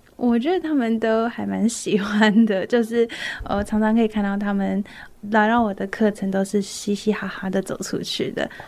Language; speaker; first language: Chinese; early bilingual, heritage; Chinese